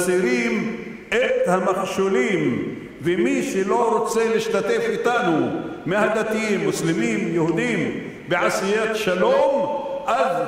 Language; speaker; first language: Hebrew; non-native, local second language; Arabic